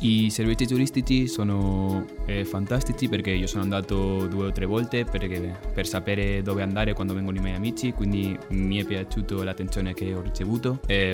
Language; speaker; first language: Italian; non-native, fluent; Spanish